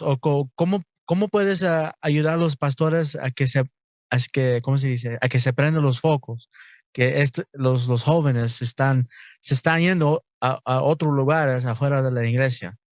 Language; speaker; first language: Spanish; non-native, learner; English